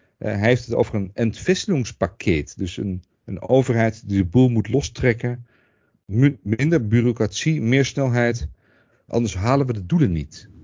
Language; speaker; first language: Dutch; native; Dutch